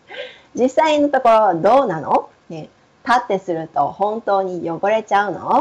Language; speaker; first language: Japanese; native; Japanese